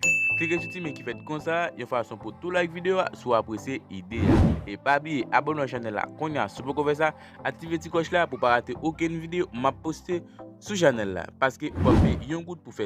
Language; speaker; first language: French; non-native, local second language; Haitian Creole